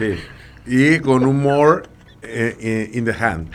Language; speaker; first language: Spanish; native; Spanish